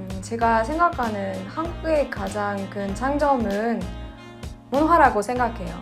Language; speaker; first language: Korean; non-native, fluent; French